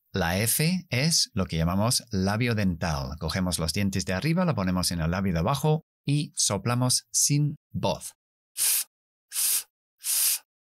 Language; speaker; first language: Spanish; non-native, fluent; English